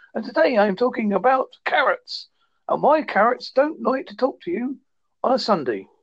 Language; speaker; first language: English; native; English